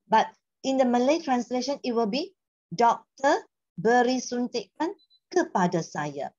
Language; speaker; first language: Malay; non-native, local second language; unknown